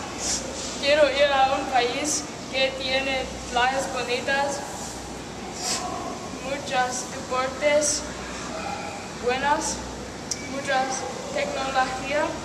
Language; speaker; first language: Spanish; non-native, learner; English